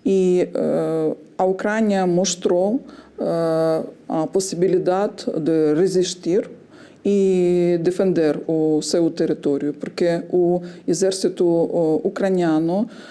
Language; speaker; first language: Portuguese; non-native, fluent; Ukrainian